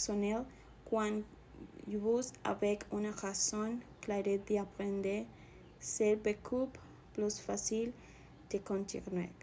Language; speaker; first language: French; non-native, learner; Spanish